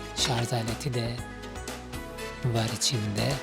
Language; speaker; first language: Turkish; non-native, fluent; Arabic